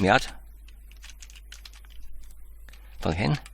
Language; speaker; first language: Welsh; non-native, learner; English